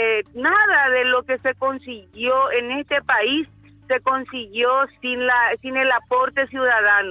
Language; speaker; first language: Spanish; native; Spanish